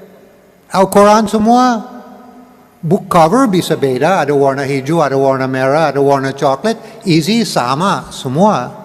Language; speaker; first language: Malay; non-native, learner; English